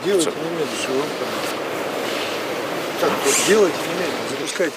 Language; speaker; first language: Russian; native; Russian